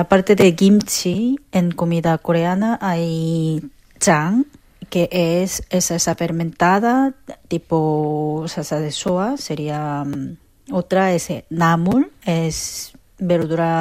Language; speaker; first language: Spanish; non-native, fluent; Korean